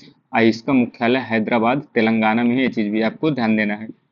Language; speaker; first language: Hindi; native; Hindi